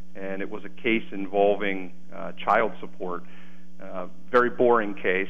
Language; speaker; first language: English; native; English